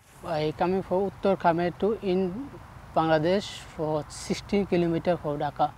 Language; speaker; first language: English; non-native, learner; Bangla